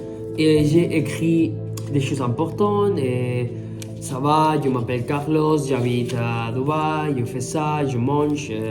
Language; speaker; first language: French; non-native, fluent; Spanish